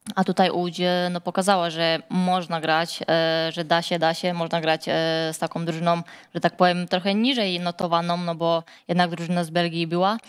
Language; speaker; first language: Polish; non-native, fluent; Serbian